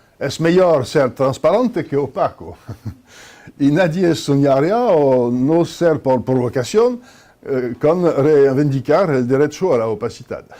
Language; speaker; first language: Spanish; non-native, fluent; French